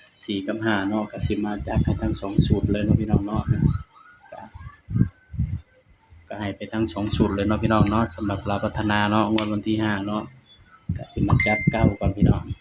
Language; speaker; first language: Thai; non-native, local second language; Northeastern Thai